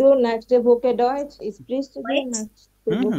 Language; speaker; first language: German; non-native, learner; Bangla